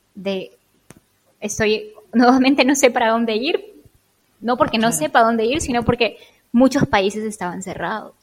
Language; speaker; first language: Spanish; native; Spanish